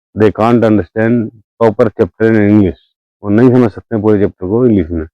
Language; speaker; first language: Hindi; native; Hindi